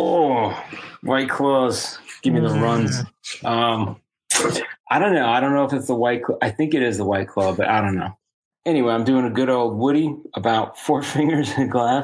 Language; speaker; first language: English; native; English